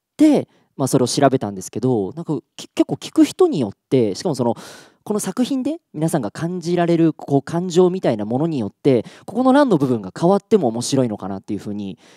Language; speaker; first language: Japanese; native; Japanese